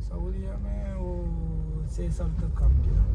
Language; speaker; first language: Hindi; non-native, learner; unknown